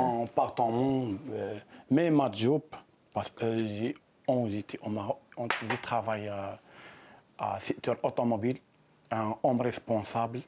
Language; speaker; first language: French; non-native, learner; Arabic